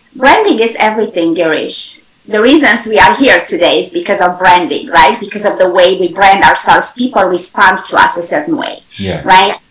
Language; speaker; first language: English; non-native, fluent; Romanian